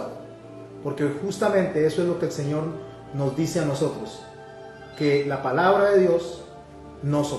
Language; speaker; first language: Spanish; native; Spanish